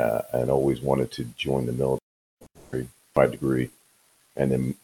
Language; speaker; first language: English; native; English